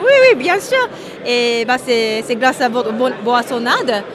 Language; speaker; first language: French; non-native, fluent; Japanese